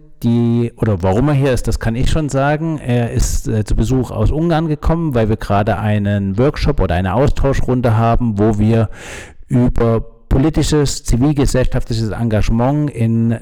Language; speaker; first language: German; native; German